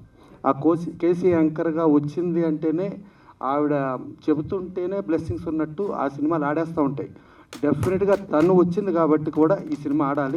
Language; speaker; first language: Telugu; native; Telugu